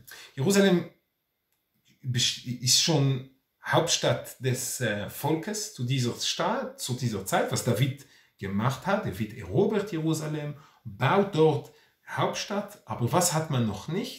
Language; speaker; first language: German; non-native, fluent; Hebrew